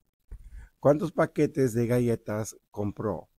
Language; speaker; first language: Spanish; early bilingual, heritage; Spanish